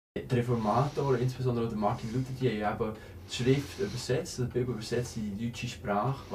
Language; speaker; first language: German; native; German